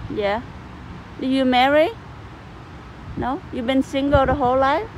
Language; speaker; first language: English; non-native, learner; Vietnamese